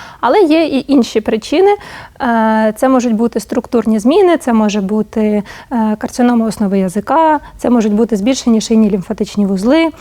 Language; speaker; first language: Ukrainian; native; Ukrainian